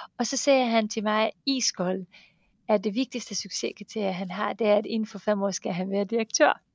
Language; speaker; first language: Danish; non-native, fluent; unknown